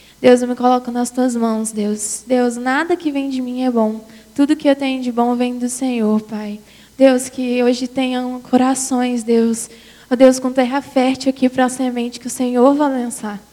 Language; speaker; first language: Portuguese; native; Portuguese